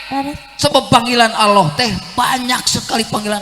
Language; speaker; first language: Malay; non-native, local second language; Sundanese